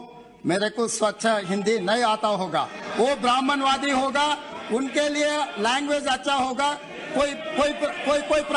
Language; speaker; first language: Hindi; non-native, local second language; Telugu